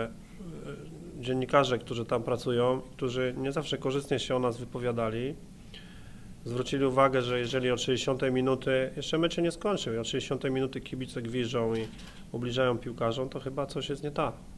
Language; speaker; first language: Polish; native; Polish